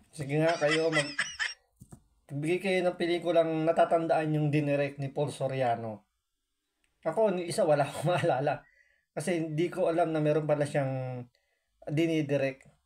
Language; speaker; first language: Filipino; native; Filipino